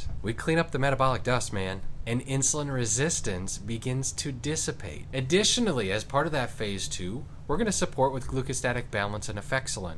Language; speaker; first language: English; native; English